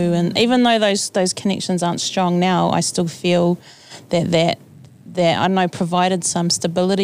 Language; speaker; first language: English; native; English